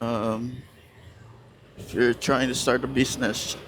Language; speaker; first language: English; non-native, local second language; Filipino